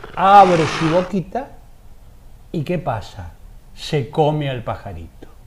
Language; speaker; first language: Spanish; native; Spanish